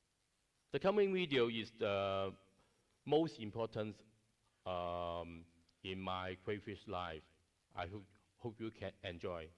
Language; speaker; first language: English; non-native, learner; Cantonese